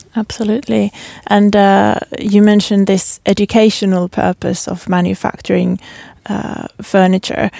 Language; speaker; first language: English; non-native, fluent; Finnish